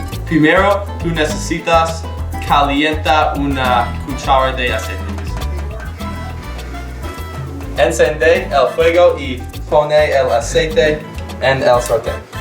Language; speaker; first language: Spanish; non-native, learner; English